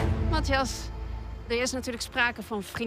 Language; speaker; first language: Dutch; native; Dutch